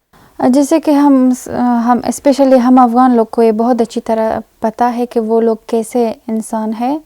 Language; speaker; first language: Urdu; non-native, fluent; Persian